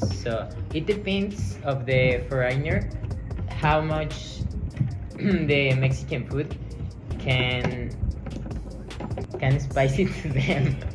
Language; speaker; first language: English; non-native, learner; Spanish